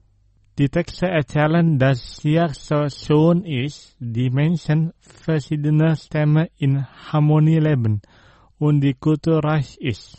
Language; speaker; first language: German; non-native, fluent; Indonesian